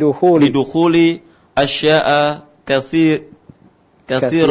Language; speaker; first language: Arabic; non-native, learner; Indonesian